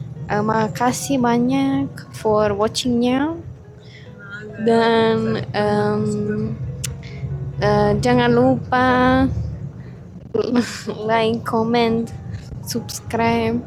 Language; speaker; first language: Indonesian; non-native, learner; Czech